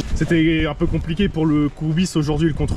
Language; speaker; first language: French; native; French